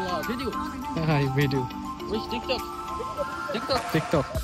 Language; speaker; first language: Arabic; non-native, learner; Bangla